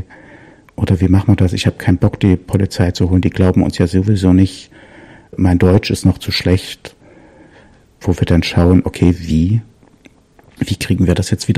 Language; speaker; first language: German; native; German